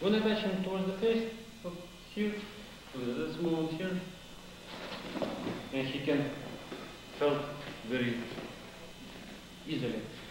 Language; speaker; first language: English; non-native, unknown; Russian